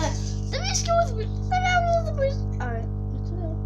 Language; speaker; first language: Russian; non-native, learner; Lithuanian